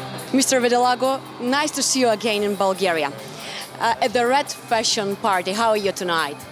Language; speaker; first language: English; non-native, fluent; Bulgarian